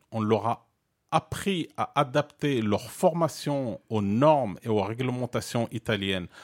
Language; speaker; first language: French; non-native, local second language; Arabic